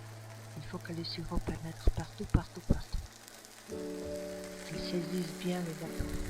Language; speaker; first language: French; non-native, fluent; Polish